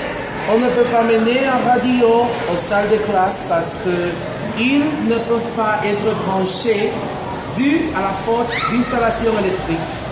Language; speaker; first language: French; non-native, fluent; Spanish